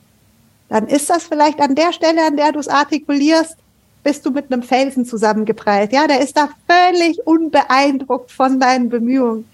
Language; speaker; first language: German; native; German